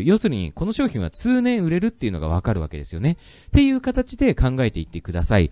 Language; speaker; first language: Japanese; native; Japanese